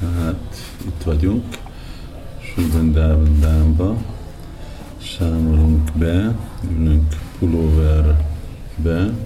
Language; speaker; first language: Hungarian; early bilingual, heritage; Hungarian